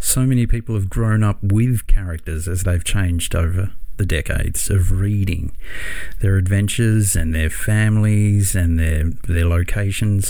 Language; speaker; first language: English; native; English